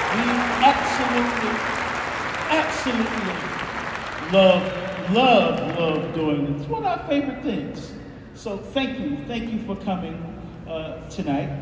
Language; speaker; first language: English; native; English